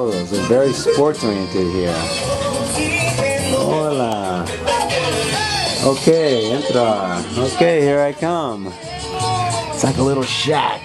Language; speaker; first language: English; native; English